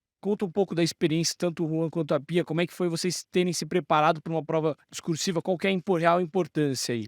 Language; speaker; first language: Portuguese; native; Portuguese